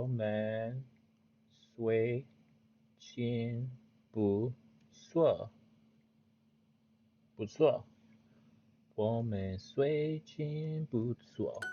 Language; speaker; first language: Chinese; non-native, learner; English